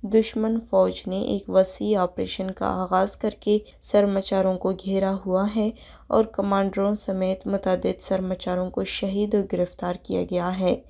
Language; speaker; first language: Urdu; non-native, local second language; Baluchi